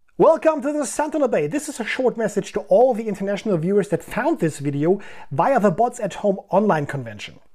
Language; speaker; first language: English; non-native, fluent; German